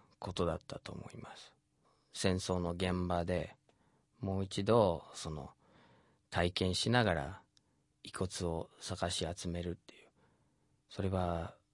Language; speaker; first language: Japanese; non-native, fluent; English